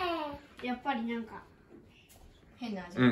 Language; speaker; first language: Japanese; native; Japanese